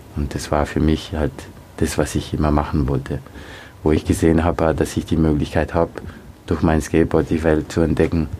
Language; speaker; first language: German; early bilingual, other home language; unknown